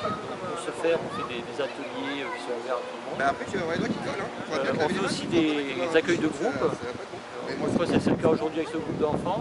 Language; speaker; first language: French; native; French